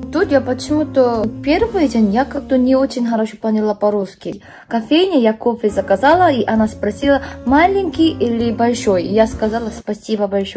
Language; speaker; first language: Russian; non-native, fluent; Korean